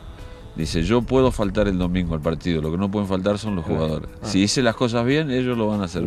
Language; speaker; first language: Spanish; native; Spanish